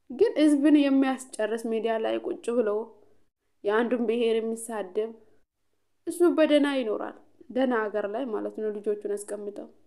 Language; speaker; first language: Amharic; non-native, local second language; Oromo